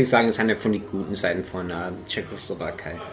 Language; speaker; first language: German; non-native, fluent; English